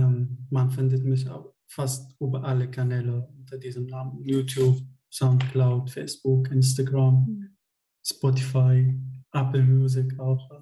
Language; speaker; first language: German; non-native, fluent; Arabic